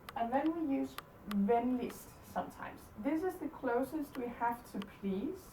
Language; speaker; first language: English; non-native, fluent; Danish